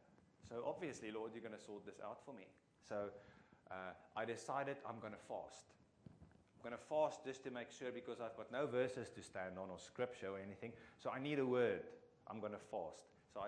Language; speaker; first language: English; non-native, local second language; Afrikaans